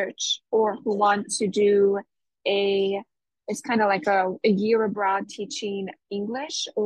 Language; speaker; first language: English; native; English